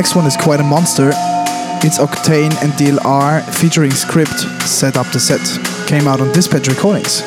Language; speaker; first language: English; non-native, fluent; German